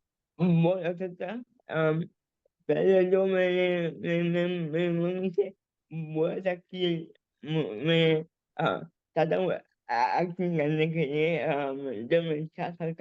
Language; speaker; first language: Hindi; early bilingual, heritage; Hindi